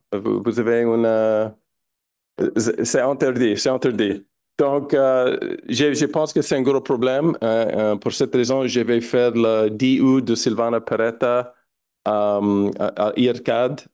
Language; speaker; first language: French; non-native, fluent; English